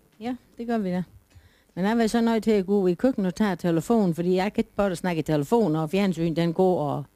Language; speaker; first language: Danish; native; Danish